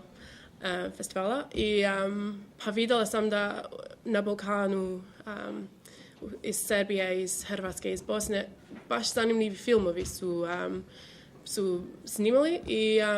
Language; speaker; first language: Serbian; non-native, learner; English